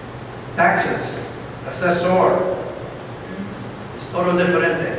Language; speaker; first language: Spanish; non-native, learner; English